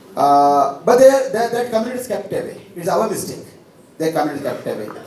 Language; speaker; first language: English; non-native, local second language; Kannada